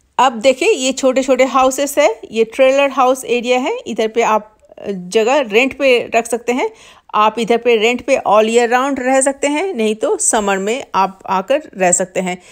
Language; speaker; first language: Hindi; non-native, local second language; Bangla